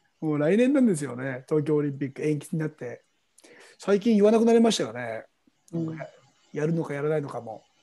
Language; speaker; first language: Japanese; native; Japanese